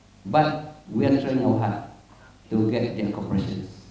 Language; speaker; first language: English; non-native, local second language; Malay